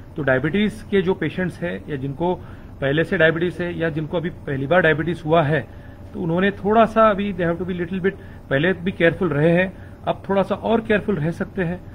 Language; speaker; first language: Hindi; non-native, local second language; Marathi